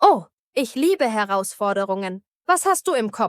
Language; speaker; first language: German; native; German